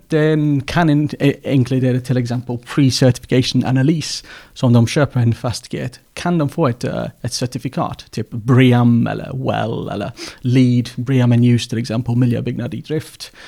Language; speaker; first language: Swedish; non-native, fluent; English